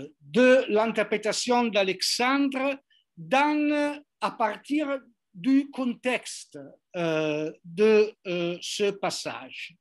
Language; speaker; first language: French; non-native, fluent; Italian